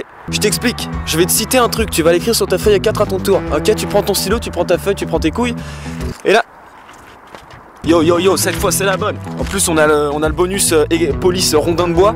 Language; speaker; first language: French; native; French